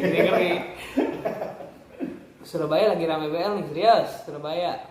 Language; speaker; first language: Indonesian; native; Indonesian